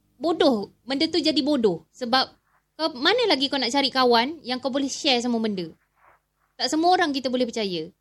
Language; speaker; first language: Malay; native; Malay